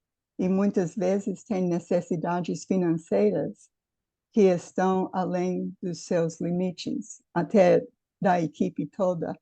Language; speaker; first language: Portuguese; non-native, fluent; English